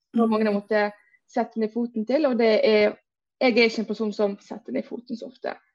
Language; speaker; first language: Norwegian; early bilingual, other home language; Portuguese